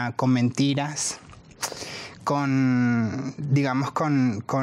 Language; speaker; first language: Spanish; native; Spanish